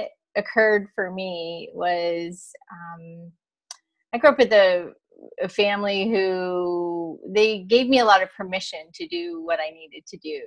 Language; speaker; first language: English; native; English